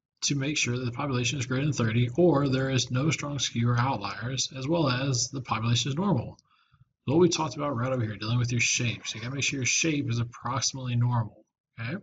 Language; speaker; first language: English; native; English